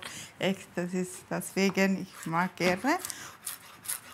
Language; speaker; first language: German; non-native, learner; Tamil